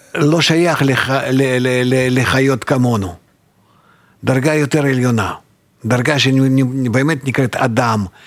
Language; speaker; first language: Hebrew; non-native, fluent; Russian